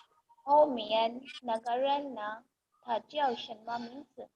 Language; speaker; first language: Chinese; non-native, learner; Urdu